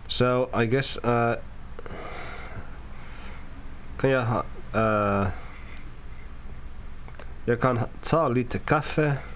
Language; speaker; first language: Swedish; non-native, learner; English